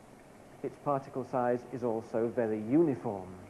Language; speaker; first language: English; native; English